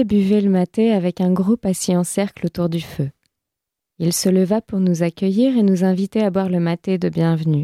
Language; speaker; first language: French; native; French